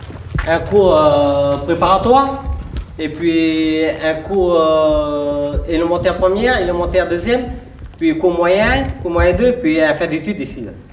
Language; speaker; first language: French; non-native, local second language; Vietnamese